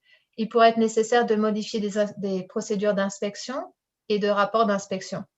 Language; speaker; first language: French; native; French